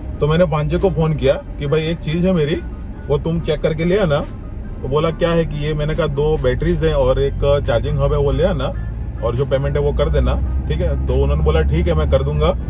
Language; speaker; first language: Hindi; non-native, local second language; Rajasthani